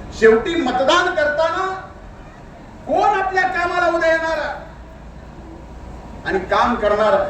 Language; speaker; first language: Marathi; native; Marathi